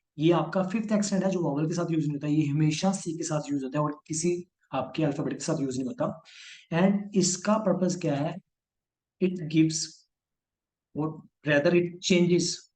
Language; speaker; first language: Hindi; non-native, local second language; Punjabi